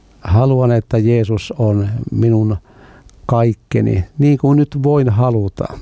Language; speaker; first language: Finnish; native; Finnish